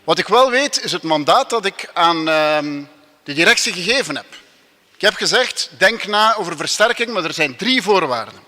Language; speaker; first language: Dutch; non-native, local second language; French